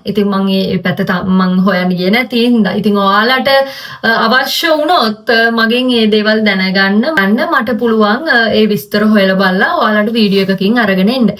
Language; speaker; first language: Sinhala; native; Sinhala